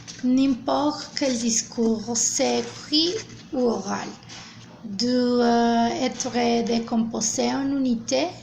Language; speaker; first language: French; non-native, learner; Spanish